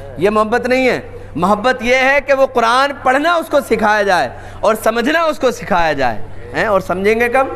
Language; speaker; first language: Urdu; native; Urdu